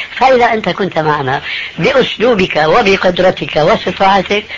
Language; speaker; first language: Arabic; early bilingual, other home language; Albanian